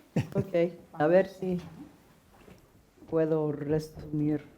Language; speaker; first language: Spanish; non-native, fluent; English